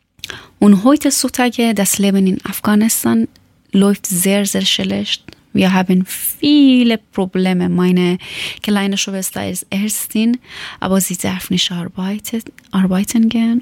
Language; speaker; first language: German; non-native, fluent; Persian